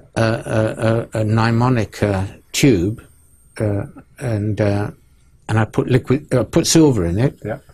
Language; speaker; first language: English; native; English